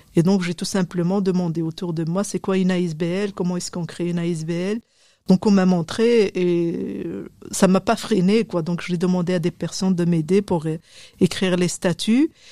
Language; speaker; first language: French; non-native, local second language; Arabic